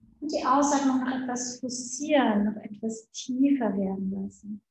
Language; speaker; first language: German; native; German